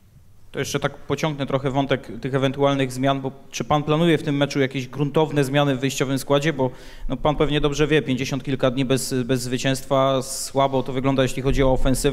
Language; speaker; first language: Polish; native; Polish